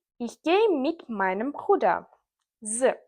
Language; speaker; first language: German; non-native, fluent; Ukrainian